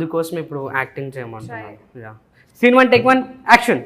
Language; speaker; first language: Telugu; native; Telugu